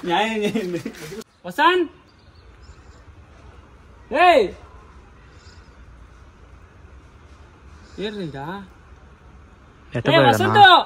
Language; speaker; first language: Telugu; native; Telugu